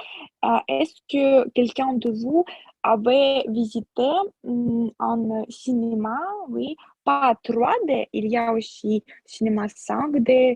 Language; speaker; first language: French; non-native, fluent; Russian